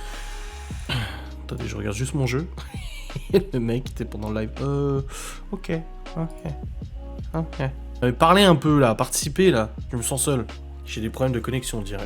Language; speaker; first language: French; native; French